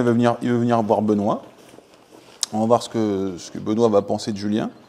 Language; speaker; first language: French; native; French